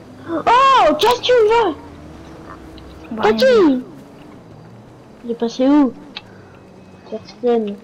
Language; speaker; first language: French; native; French